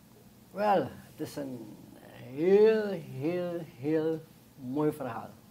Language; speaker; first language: Dutch; non-native, local second language; Sranan Tongo